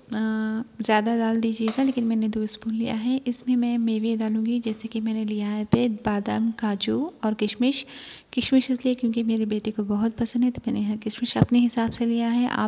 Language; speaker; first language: Hindi; non-native, local second language; Urdu